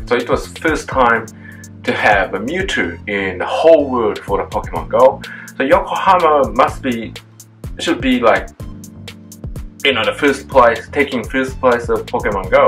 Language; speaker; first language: English; non-native, fluent; Japanese